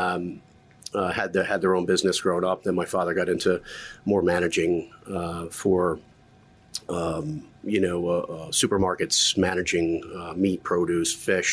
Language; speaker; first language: English; native; English